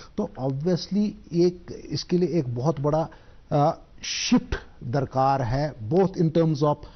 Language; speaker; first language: Hindi; non-native, local second language; Kashmiri